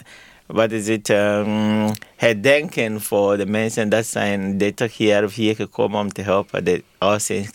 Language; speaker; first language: Dutch; non-native, learner; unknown